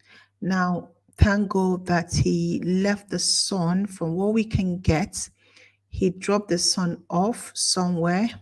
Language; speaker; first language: English; non-native, local second language; Igbo